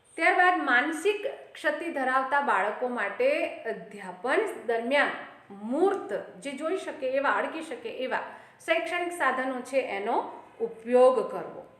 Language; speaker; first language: Gujarati; non-native, local second language; Hindi